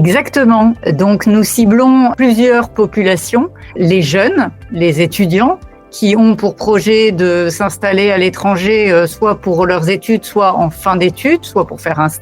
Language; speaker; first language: French; native; French